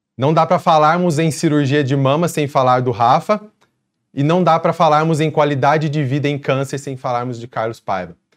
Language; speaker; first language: Portuguese; native; Portuguese